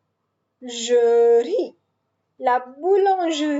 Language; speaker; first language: French; non-native, fluent; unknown